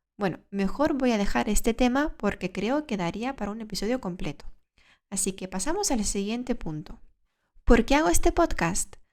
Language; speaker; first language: Spanish; early bilingual, other home language; Lithuanian